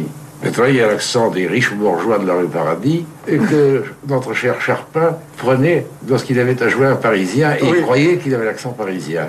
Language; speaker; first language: French; native; French